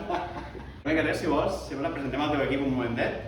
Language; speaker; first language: Catalan; native; Catalan